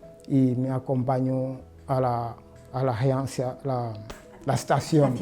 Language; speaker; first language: Spanish; non-native, learner; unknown